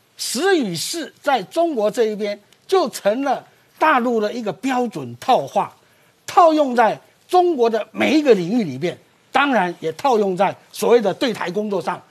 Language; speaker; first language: Chinese; native; Chinese